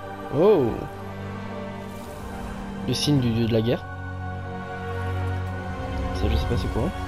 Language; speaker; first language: French; native; French